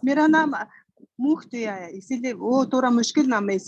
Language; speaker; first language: Hindi; non-native, fluent; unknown